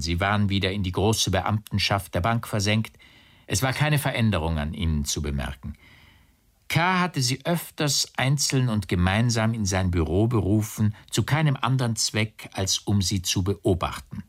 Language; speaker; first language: German; native; German